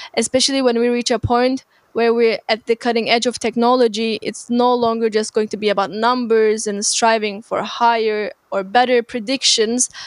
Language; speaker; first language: English; non-native, fluent; Turkish